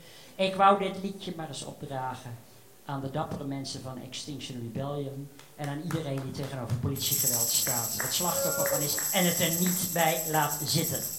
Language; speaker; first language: Dutch; native; Dutch